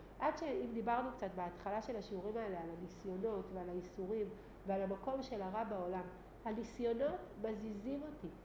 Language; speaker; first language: Hebrew; native; Hebrew